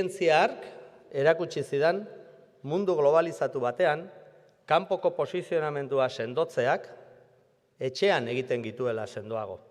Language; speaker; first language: Basque; native; Basque